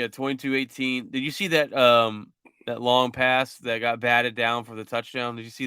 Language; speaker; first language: English; native; English